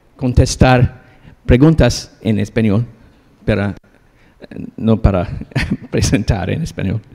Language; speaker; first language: Spanish; non-native, learner; English